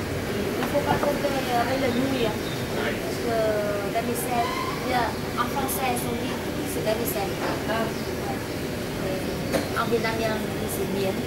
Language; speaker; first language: French; non-native, fluent; Vietnamese